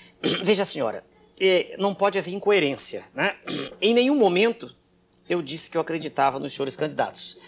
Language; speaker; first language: Portuguese; native; Portuguese